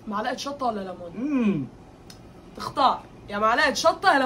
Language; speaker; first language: Arabic; native; Arabic